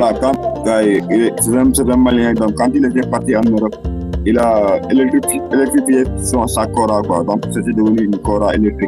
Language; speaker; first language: French; non-native, local second language; Wolof